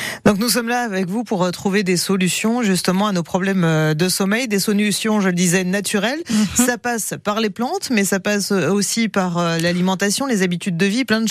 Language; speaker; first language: French; native; French